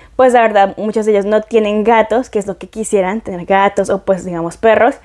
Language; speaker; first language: Spanish; native; Spanish